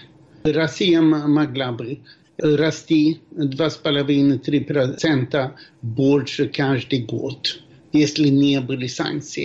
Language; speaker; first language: Russian; non-native, fluent; Swedish